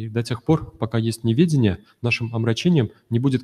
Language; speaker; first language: Russian; native; Russian